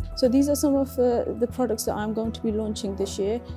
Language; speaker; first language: English; native; English